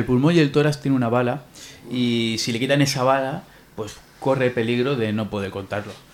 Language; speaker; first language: Spanish; native; Spanish